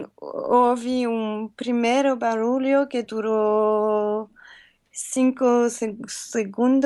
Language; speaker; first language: Portuguese; non-native, learner; French